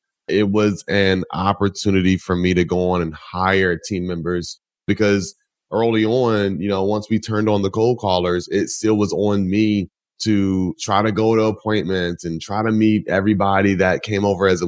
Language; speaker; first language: English; native; English